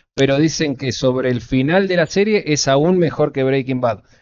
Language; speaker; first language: Spanish; native; Spanish